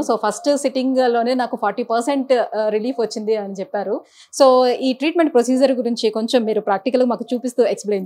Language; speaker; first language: Telugu; native; Telugu